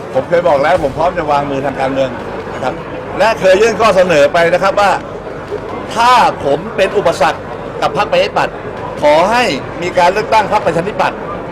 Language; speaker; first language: Thai; native; Thai